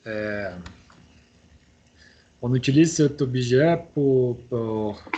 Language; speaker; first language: French; non-native, learner; Portuguese